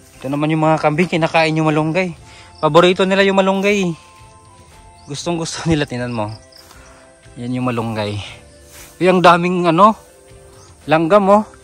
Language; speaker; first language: Filipino; non-native, local second language; Cebuano